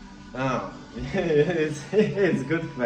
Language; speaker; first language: English; non-native, learner; Ukrainian